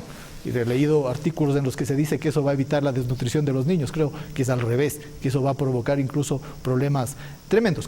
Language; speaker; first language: Spanish; native; Spanish